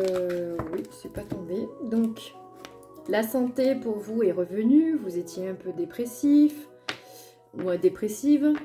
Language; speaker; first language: French; native; French